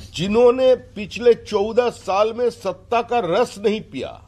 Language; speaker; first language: Hindi; non-native, local second language; Bangla